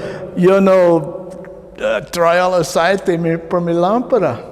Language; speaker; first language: Spanish; non-native, learner; English